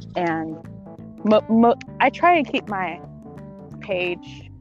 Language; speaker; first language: English; native; English